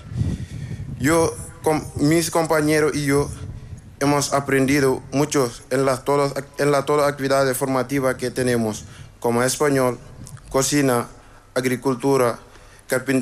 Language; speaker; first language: Spanish; non-native, learner; Wolof